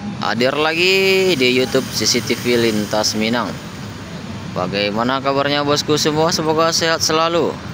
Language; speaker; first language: Malay; non-native, local second language; Minangkabau